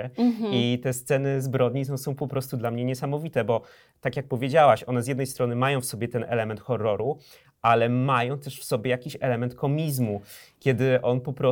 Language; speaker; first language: Polish; native; Polish